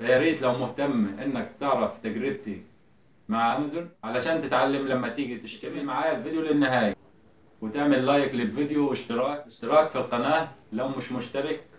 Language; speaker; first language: Arabic; native; Arabic